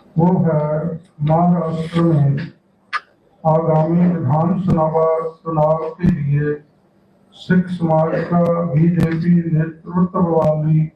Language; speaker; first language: Hindi; non-native, local second language; Punjabi